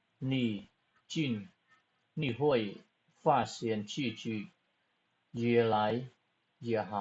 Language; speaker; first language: Chinese; non-native, fluent; Khmer